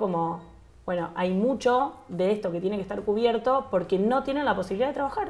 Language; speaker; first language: Spanish; native; Spanish